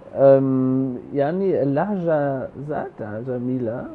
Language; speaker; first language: Arabic; non-native, learner; German